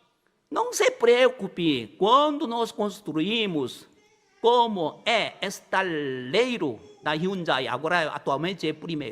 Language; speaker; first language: Portuguese; non-native, learner; Korean